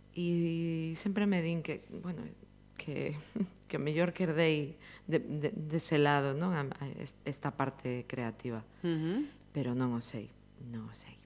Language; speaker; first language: Galician; native; Galician